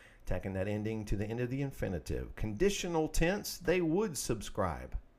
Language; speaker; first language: English; native; English